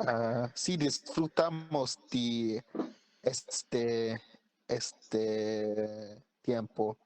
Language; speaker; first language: Spanish; non-native, learner; English